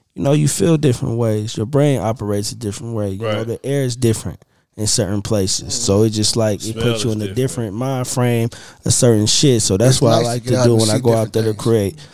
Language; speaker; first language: English; native; English